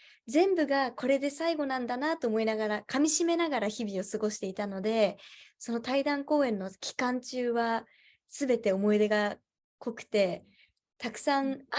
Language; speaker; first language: Japanese; native; Japanese